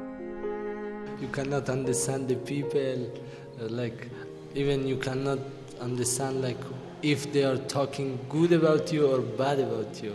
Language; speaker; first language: English; non-native, learner; Persian